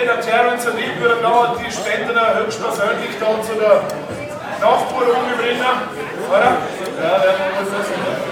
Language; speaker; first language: German; native; German